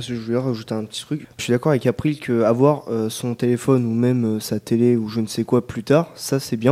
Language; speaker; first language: French; native; French